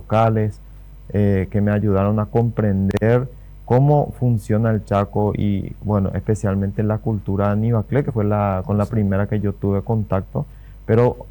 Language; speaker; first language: Spanish; native; Spanish